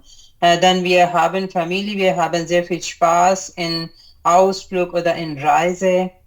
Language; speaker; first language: German; non-native, learner; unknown